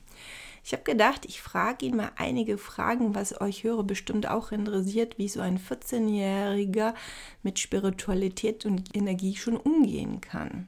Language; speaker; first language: German; native; German